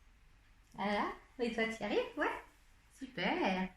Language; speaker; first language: French; native; French